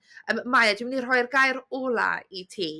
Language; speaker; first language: Welsh; native; Welsh